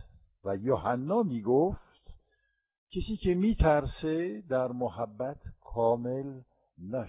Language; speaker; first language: Persian; non-native, fluent; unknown